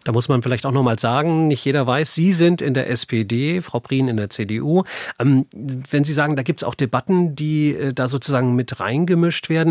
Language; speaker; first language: German; native; German